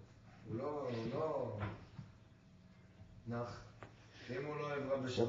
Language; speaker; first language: Hebrew; non-native, local second language; English